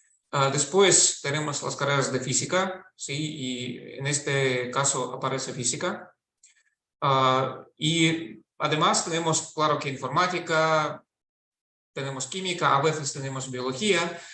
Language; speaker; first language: Spanish; non-native, fluent; Russian